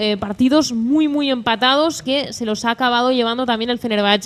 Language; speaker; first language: Spanish; native; Spanish